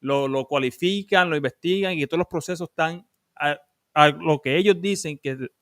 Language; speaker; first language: Spanish; early bilingual, other home language; English